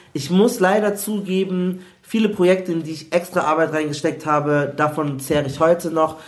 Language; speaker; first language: German; early bilingual, other home language; Igbo